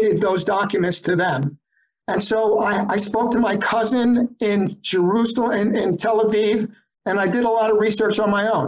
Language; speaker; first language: English; early bilingual, other home language; Yiddish